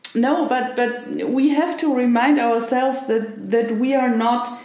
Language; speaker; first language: English; non-native, fluent; German